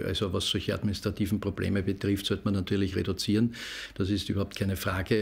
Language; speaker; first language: German; native; German